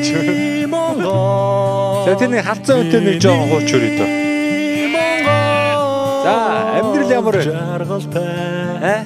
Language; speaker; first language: Mongolian; native; Mongolian